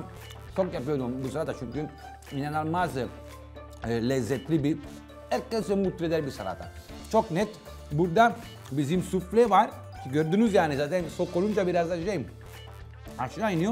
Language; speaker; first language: Turkish; non-native, fluent; Italian